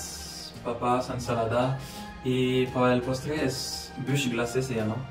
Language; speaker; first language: Spanish; non-native, learner; French